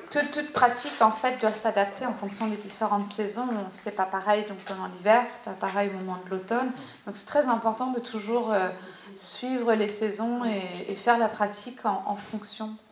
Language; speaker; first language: French; native; French